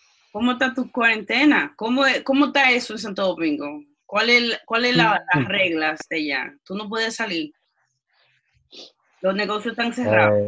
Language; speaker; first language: Spanish; early bilingual, heritage; Spanish